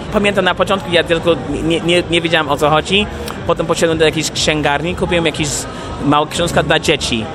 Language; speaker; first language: Polish; non-native, fluent; English